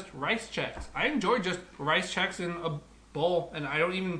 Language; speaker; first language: English; native; English